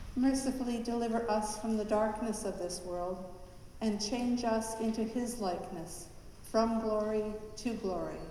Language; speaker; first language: English; native; English